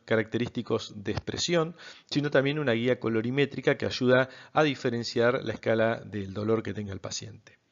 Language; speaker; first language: Spanish; native; Spanish